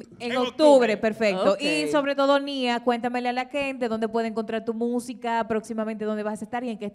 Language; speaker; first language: Spanish; native; Spanish